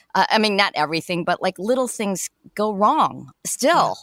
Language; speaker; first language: English; native; English